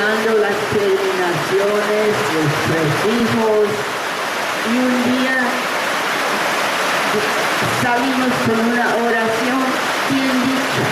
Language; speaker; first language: Spanish; non-native, fluent; English